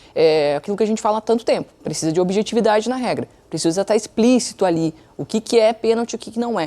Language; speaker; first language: Portuguese; native; Portuguese